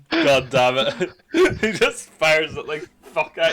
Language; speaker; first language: English; native; English